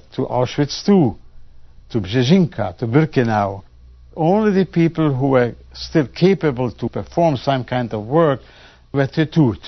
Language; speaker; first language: English; non-native, fluent; Polish